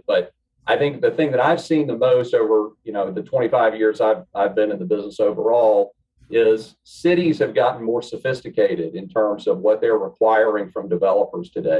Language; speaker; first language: English; native; English